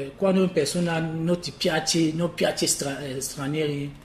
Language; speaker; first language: Italian; non-native, learner; French